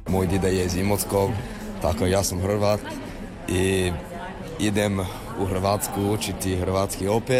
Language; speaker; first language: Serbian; early bilingual, heritage; English